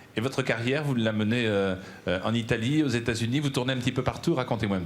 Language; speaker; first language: French; native; French